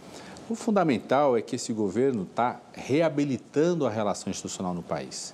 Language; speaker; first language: Portuguese; native; Portuguese